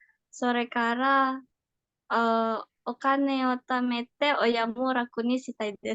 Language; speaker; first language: Japanese; non-native, learner; Indonesian